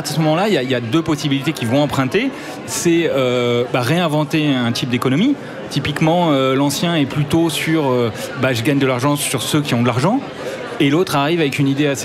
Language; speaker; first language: French; native; French